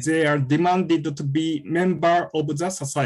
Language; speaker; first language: English; non-native, fluent; Japanese